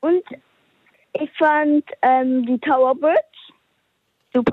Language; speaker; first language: German; early bilingual, heritage; German